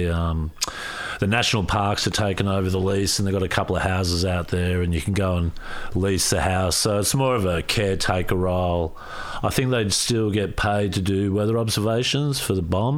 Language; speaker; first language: English; native; English